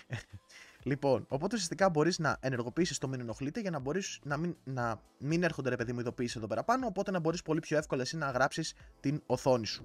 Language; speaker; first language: Greek; native; Greek